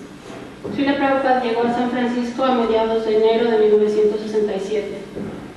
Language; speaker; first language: Spanish; native; Spanish